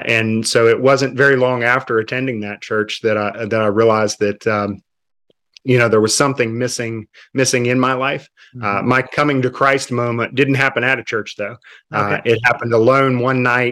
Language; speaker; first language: English; native; English